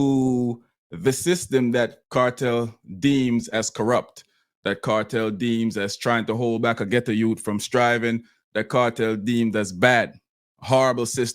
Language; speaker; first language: English; native; English